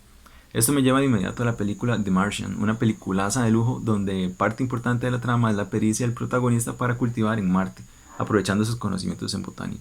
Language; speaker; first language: Spanish; native; Spanish